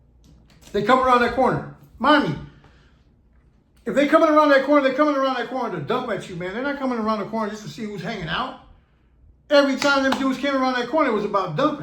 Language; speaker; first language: English; native; English